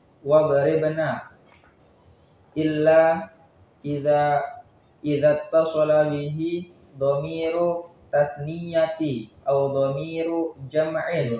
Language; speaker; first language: Arabic; non-native, learner; Indonesian